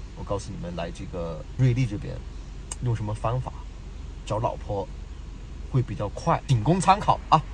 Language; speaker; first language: Chinese; native; Chinese